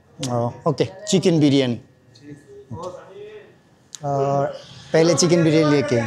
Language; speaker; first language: Hindi; non-native, learner; Bangla